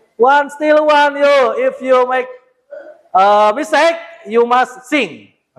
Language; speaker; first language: English; non-native, learner; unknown